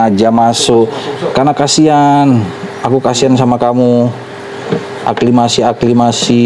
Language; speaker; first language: Indonesian; native; Indonesian